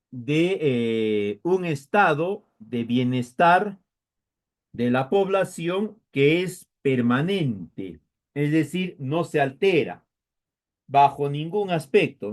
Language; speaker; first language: Spanish; native; Spanish